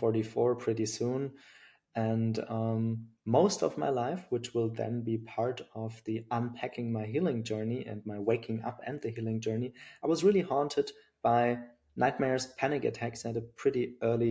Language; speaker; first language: English; non-native, fluent; German